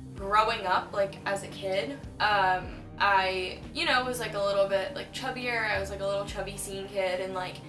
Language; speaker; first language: English; native; English